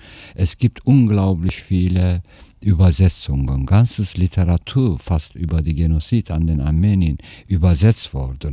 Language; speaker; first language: German; non-native, fluent; Turkish